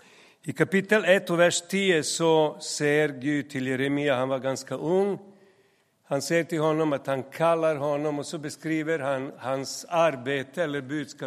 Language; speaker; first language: Swedish; non-native, fluent; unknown